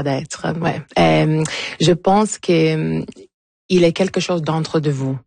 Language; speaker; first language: French; non-native, local second language; English